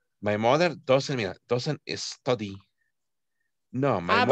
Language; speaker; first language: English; non-native, fluent; Spanish